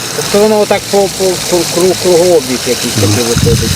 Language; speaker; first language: Ukrainian; native; Ukrainian